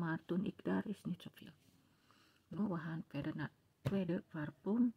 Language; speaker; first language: Dutch; non-native, learner; Indonesian